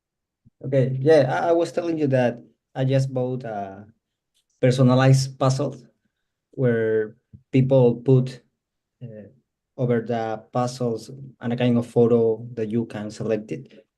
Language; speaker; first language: English; non-native, fluent; Spanish